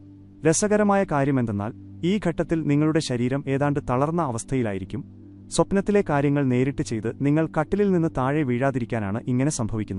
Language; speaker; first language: Malayalam; native; Malayalam